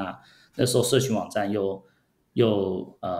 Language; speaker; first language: Chinese; early bilingual, heritage; Chinese